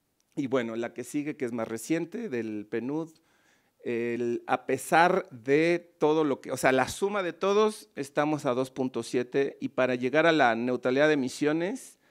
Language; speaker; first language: Spanish; native; Spanish